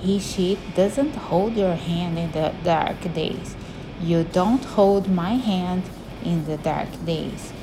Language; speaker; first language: English; non-native, learner; Portuguese